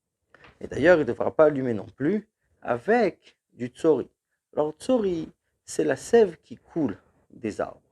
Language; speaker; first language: French; native; French